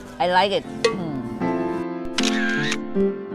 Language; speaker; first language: English; non-native, learner; Thai